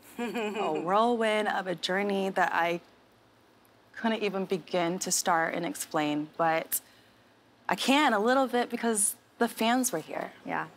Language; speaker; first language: English; native; English